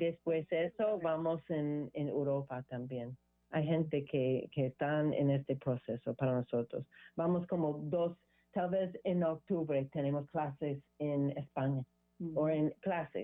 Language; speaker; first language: Spanish; non-native, learner; English